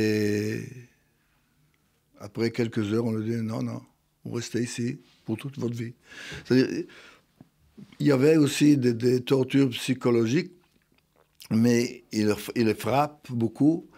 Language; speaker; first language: French; non-native, fluent; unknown